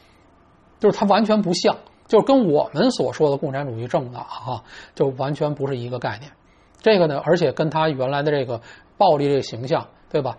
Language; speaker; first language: Chinese; native; Chinese